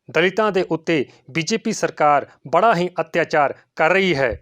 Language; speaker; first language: Hindi; non-native, local second language; Punjabi